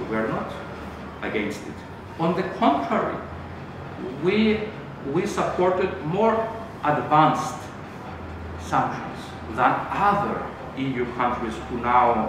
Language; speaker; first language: English; non-native, fluent; Greek